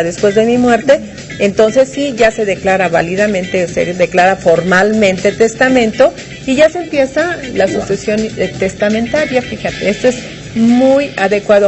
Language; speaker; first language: Spanish; native; Spanish